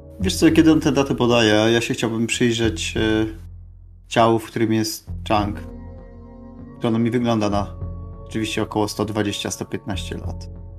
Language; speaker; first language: Polish; native; Polish